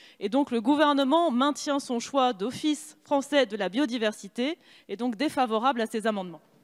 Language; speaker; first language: French; native; French